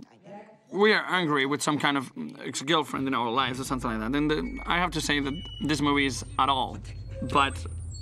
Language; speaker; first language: English; non-native, fluent; Spanish